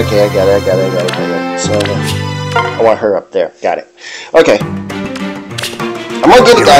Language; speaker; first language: English; native; English